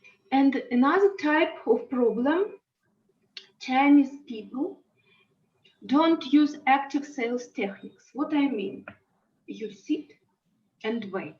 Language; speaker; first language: English; non-native, learner; Russian